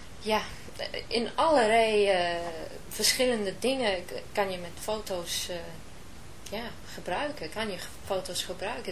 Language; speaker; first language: Dutch; non-native, fluent; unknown